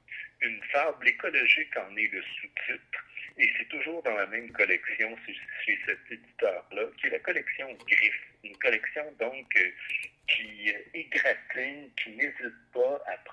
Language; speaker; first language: French; native; French